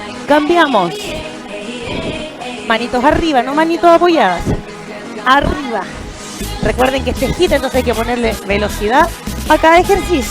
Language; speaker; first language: Spanish; native; Spanish